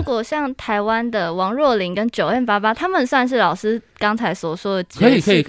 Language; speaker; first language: Chinese; native; Chinese